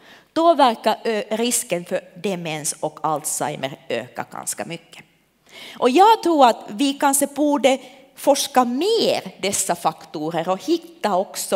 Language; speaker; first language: Swedish; non-native, local second language; Finnish